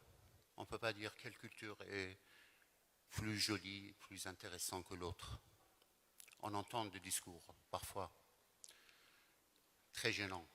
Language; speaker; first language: French; non-native, fluent; Persian